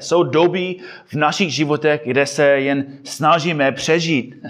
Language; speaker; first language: Czech; non-native, fluent; English